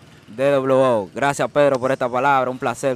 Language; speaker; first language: Spanish; native; Spanish